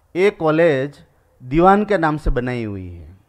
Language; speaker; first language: Hindi; non-native, local second language; Gujarati